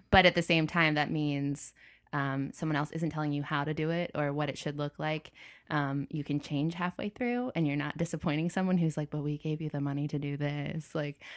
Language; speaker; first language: English; native; English